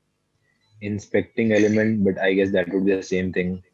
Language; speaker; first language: English; non-native, local second language; Hindi